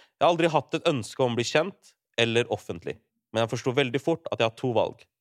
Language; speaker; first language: Norwegian; early bilingual, other home language; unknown